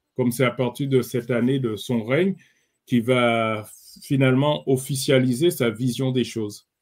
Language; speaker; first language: French; native; French